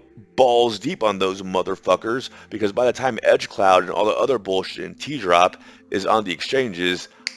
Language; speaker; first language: English; native; English